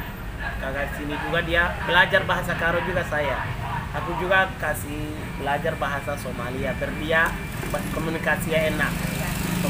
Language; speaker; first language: Indonesian; non-native, fluent; Somali